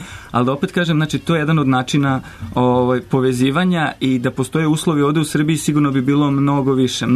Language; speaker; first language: Serbian; native; Serbian